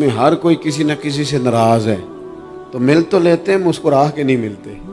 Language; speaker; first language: Urdu; native; Urdu